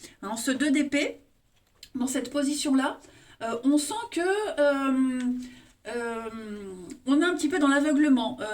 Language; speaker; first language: French; native; French